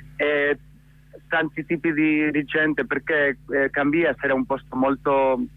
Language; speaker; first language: Italian; non-native, fluent; Catalan